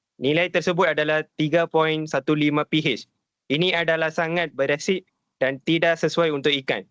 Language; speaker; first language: Malay; non-native, local second language; Tamil